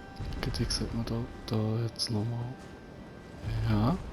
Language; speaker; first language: German; native; German